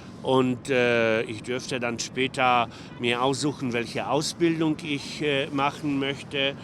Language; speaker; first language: German; non-native, fluent; Polish